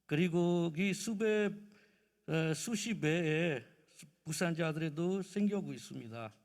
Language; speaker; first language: Korean; non-native, learner; Burmese